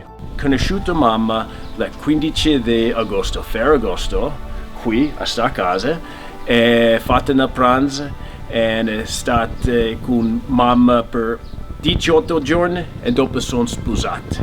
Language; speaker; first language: Italian; early bilingual, heritage; Italian